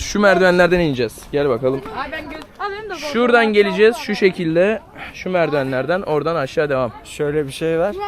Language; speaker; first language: Turkish; native; Turkish